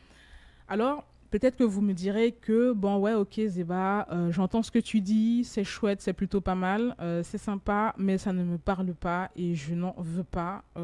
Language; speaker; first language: French; native; French